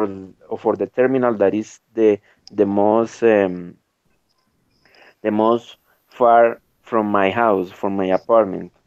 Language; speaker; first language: English; non-native, learner; Spanish